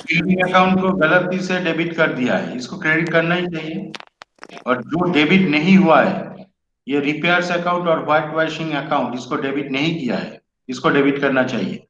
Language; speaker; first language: Hindi; non-native, local second language; Bangla